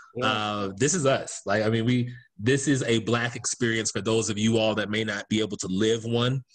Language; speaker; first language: English; native; English